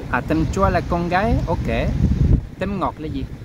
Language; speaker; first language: Vietnamese; non-native, learner; French